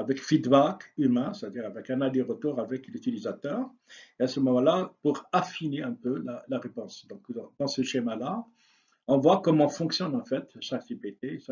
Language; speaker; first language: French; non-native, local second language; Arabic